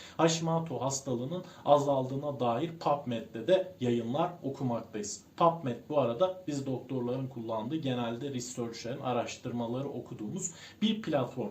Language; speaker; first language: Turkish; native; Turkish